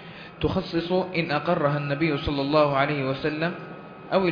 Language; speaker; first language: Arabic; native; Arabic